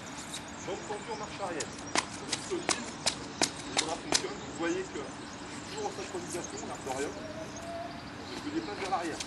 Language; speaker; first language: French; native; French